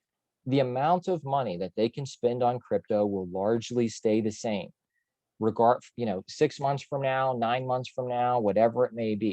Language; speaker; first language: English; native; English